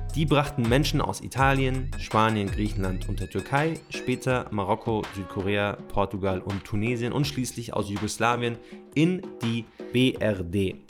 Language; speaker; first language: German; native; German